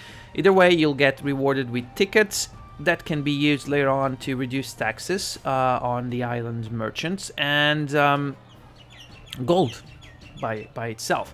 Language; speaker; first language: English; non-native, fluent; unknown